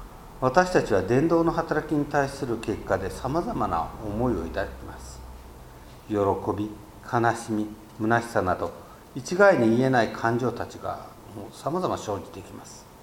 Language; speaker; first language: Japanese; native; Japanese